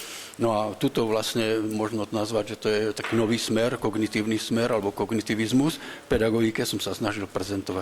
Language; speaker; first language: Slovak; native; Slovak